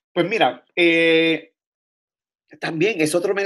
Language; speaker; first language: Spanish; early bilingual, other home language; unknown